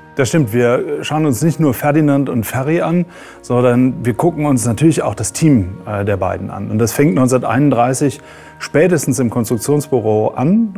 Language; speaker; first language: German; native; German